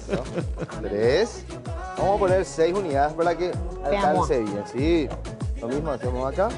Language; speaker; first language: Spanish; native; Spanish